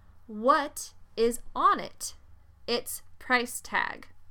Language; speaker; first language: English; native; English